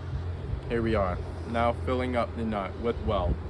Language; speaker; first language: English; native; English